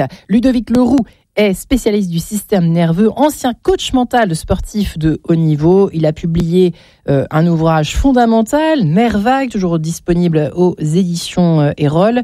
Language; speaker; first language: French; native; French